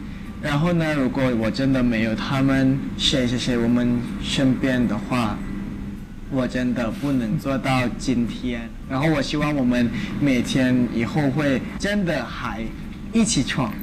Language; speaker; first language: Chinese; non-native, learner; Thai